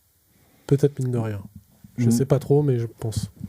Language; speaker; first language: French; native; French